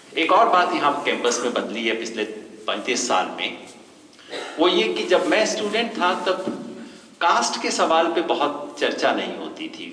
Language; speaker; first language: Hindi; native; Hindi